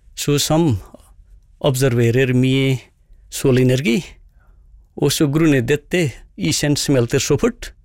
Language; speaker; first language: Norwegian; non-native, fluent; Nepali